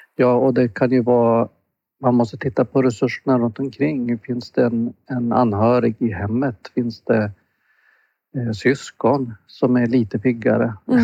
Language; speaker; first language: Swedish; native; Swedish